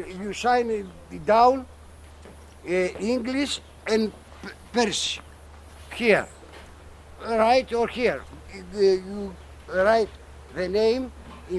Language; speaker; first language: English; non-native, learner; Greek